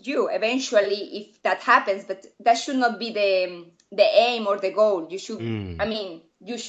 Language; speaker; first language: English; non-native, fluent; Spanish